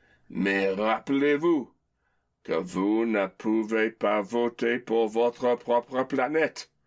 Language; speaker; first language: French; non-native, learner; English